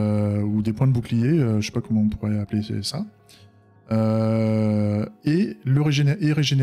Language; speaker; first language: French; native; French